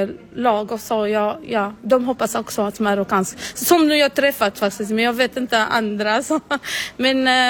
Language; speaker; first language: Swedish; non-native, learner; Arabic